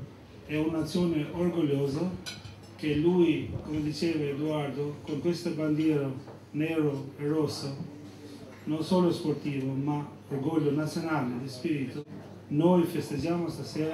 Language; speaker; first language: Italian; non-native, fluent; Albanian